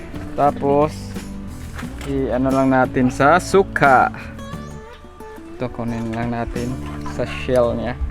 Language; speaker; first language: Filipino; non-native, local second language; Cebuano